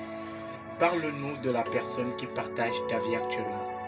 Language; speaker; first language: French; native; French